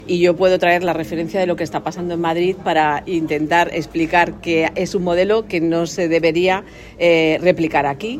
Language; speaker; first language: Spanish; native; Spanish